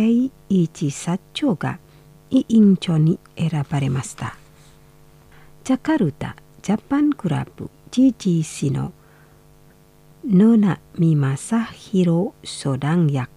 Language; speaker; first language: Japanese; non-native, fluent; Indonesian